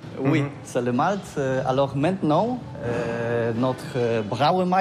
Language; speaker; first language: French; non-native, learner; Polish